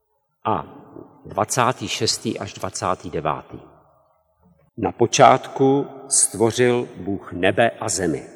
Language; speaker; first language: Czech; native; Czech